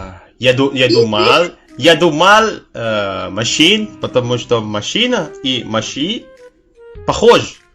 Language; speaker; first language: Russian; non-native, learner; Indonesian